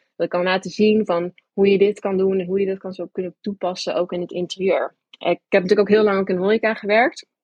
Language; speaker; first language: Dutch; early bilingual, other home language; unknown